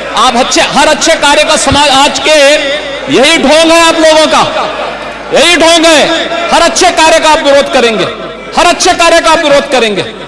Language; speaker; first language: Hindi; native; Hindi